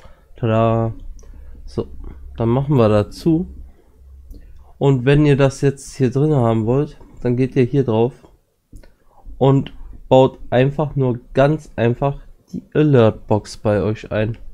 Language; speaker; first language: German; native; German